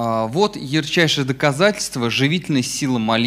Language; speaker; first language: Russian; native; Russian